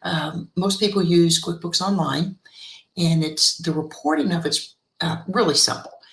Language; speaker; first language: English; native; English